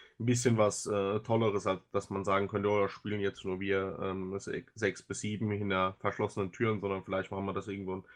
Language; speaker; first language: German; native; German